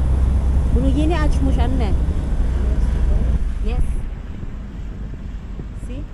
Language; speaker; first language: Turkish; non-native, learner; Filipino